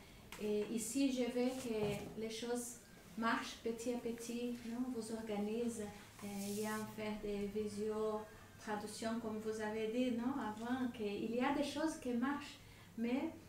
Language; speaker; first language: French; non-native, learner; Spanish